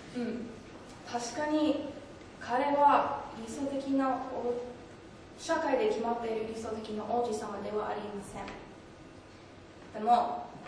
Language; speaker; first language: Japanese; non-native, learner; English